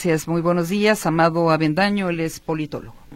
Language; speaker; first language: Spanish; native; Spanish